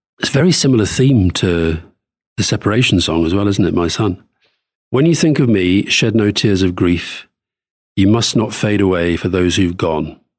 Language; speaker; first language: English; native; English